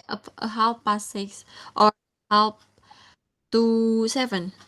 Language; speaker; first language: English; non-native, learner; Indonesian